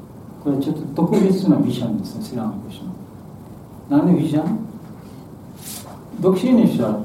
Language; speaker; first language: Japanese; non-native, learner; Bangla